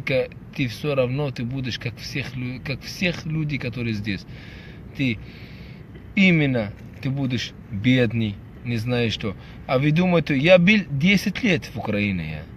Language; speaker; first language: Russian; non-native, fluent; Arabic